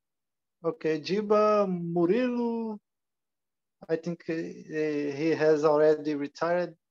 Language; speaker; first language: English; non-native, learner; Portuguese